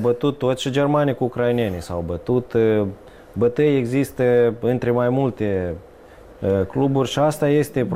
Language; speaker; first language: Romanian; native; Romanian